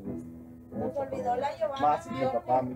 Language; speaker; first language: Spanish; early bilingual, heritage; English